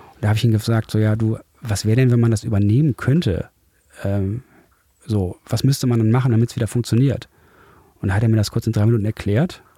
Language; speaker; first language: German; native; German